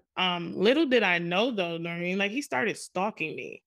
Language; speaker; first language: English; native; English